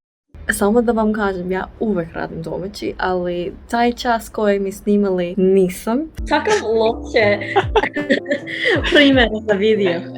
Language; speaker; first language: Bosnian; non-native, learner; English